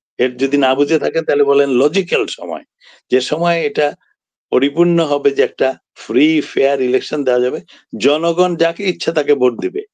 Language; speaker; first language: Bangla; native; Bangla